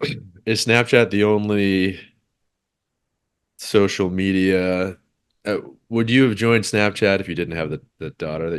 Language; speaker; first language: English; native; English